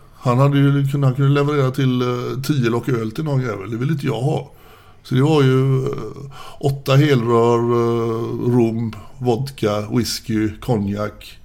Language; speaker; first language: Swedish; native; Swedish